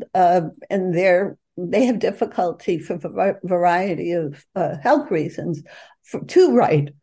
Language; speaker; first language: English; native; English